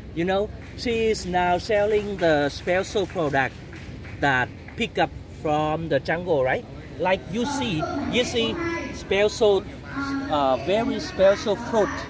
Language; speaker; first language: English; non-native, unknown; Vietnamese